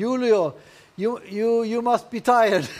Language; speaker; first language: English; non-native, learner; Swedish